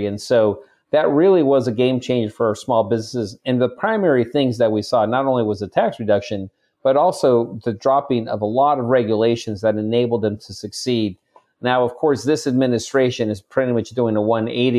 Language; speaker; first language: English; native; English